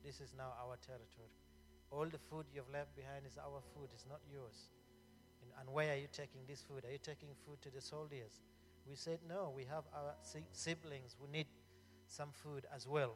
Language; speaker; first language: English; non-native, local second language; Acoli